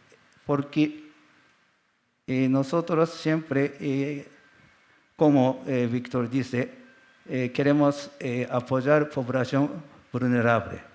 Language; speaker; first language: Spanish; non-native, learner; Japanese